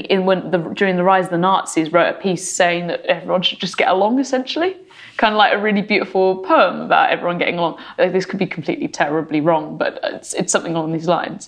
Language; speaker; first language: English; native; English